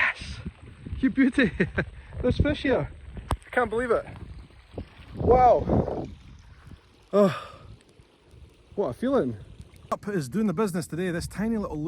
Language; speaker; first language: English; native; English